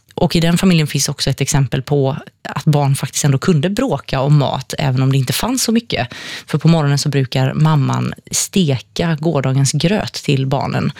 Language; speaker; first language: Swedish; native; Swedish